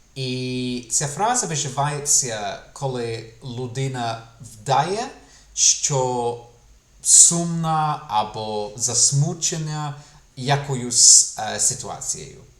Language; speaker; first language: Ukrainian; non-native, fluent; English